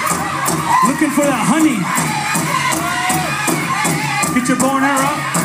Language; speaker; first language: English; native; English